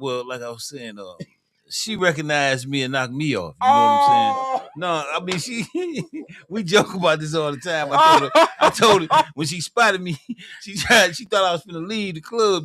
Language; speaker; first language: English; native; English